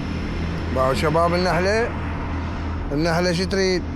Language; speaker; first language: Arabic; native; Arabic